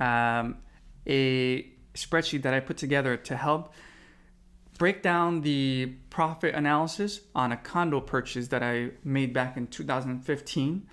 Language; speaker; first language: English; native; English